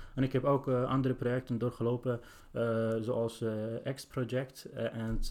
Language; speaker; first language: Dutch; non-native, learner; Arabic